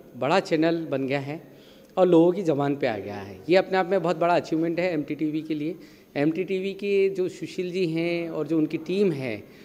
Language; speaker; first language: Hindi; native; Hindi